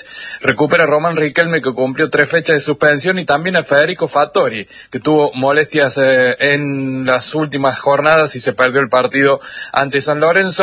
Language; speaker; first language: Spanish; native; Spanish